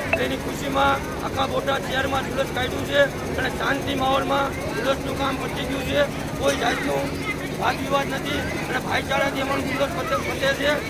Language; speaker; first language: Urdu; non-native, local second language; Gujarati